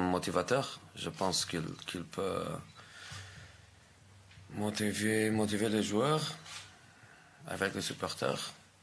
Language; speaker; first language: French; non-native, fluent; Portuguese